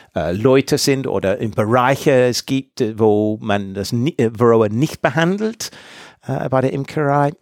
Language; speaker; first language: German; non-native, fluent; English